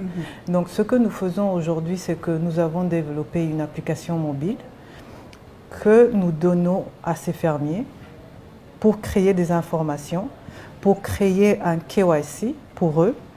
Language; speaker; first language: French; non-native, local second language; Kinyarwanda